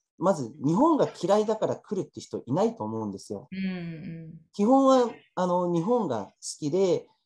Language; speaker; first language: Japanese; early bilingual, other home language; Chinese